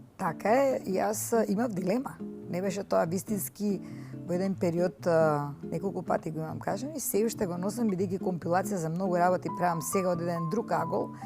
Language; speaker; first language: Macedonian; native; Macedonian